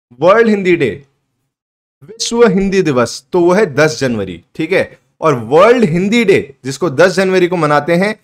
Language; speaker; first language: Hindi; native; Hindi